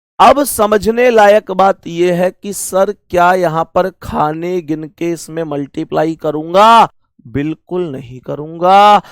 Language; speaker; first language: Hindi; native; Hindi